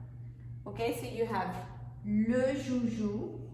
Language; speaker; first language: French; non-native, fluent; English